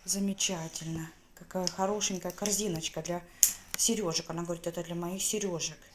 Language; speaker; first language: Russian; native; Russian